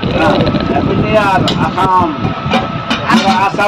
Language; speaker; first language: Hindi; non-native, local second language; Assamese